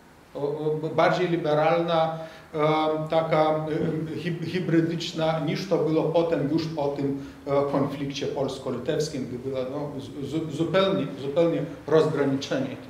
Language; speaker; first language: Polish; non-native, fluent; Lithuanian